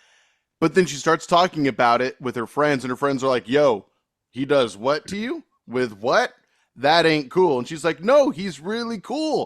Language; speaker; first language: English; native; English